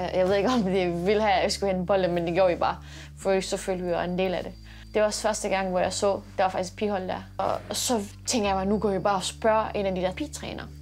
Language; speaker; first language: Danish; early bilingual, other home language; Persian